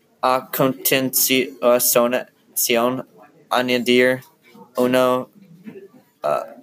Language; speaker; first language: Spanish; non-native, learner; English